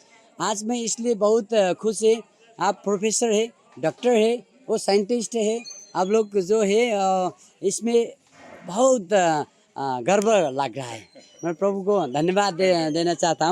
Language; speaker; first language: Hindi; non-native, learner; Nepali